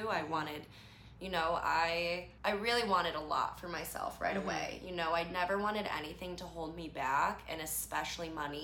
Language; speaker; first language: English; native; English